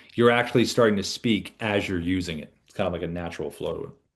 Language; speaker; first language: English; native; English